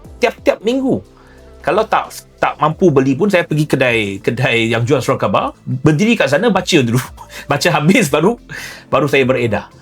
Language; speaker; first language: Malay; non-native, local second language; Chinese